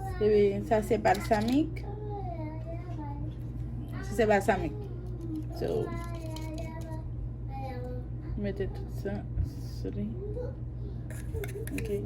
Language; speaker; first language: French; non-native, learner; Haitian Creole